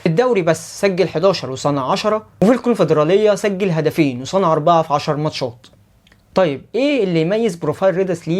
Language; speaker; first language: Arabic; native; Arabic